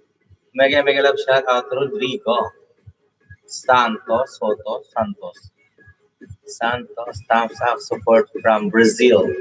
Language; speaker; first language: English; non-native, local second language; Filipino